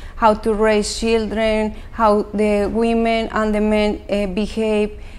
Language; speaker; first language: English; non-native, fluent; Spanish